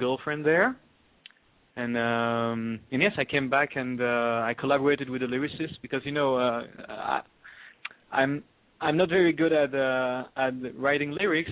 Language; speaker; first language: English; non-native, fluent; French